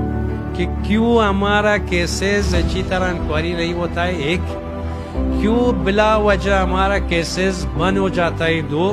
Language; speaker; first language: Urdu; non-native, learner; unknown